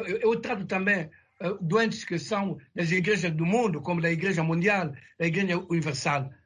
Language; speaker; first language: Portuguese; non-native, fluent; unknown